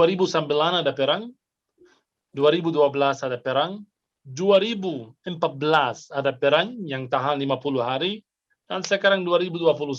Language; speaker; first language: Indonesian; non-native, fluent; Arabic